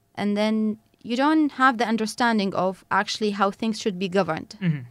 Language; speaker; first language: English; non-native, fluent; Arabic